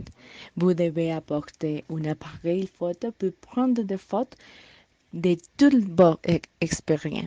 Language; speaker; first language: French; non-native, learner; Spanish